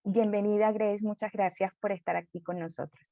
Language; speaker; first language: Spanish; native; Spanish